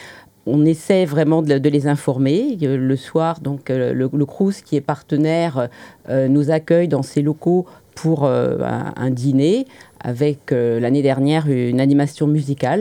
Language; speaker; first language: French; native; French